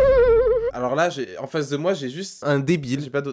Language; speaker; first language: French; native; French